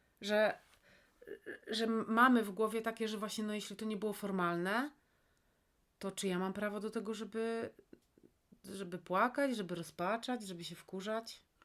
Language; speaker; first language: Polish; native; Polish